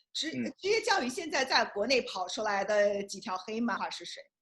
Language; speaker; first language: Chinese; native; Chinese